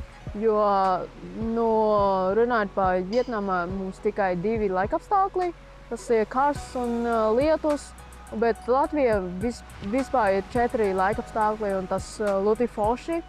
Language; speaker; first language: Latvian; early bilingual, other home language; Vietnamese